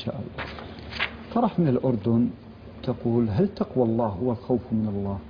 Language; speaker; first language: Arabic; native; Arabic